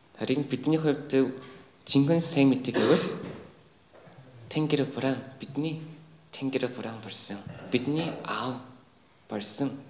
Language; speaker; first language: Mongolian; non-native, fluent; Korean